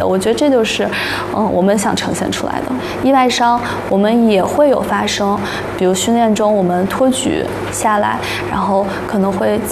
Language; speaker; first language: Chinese; native; Chinese